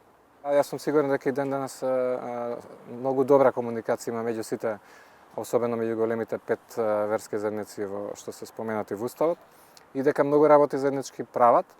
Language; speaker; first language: Macedonian; native; Macedonian